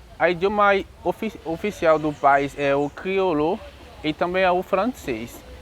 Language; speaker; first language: Portuguese; non-native, learner; Haitian Creole